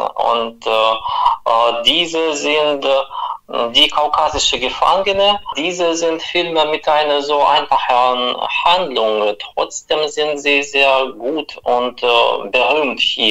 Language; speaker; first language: German; non-native, fluent; Russian